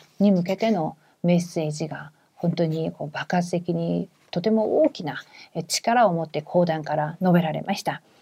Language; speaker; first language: Japanese; non-native, fluent; Korean